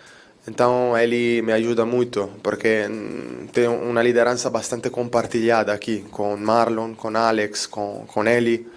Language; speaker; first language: Portuguese; non-native, learner; Italian